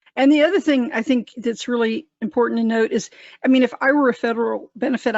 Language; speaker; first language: English; native; English